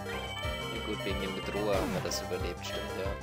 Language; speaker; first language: German; native; German